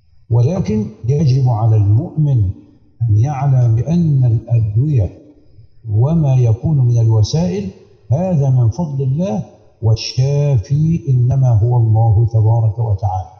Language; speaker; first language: Arabic; native; Arabic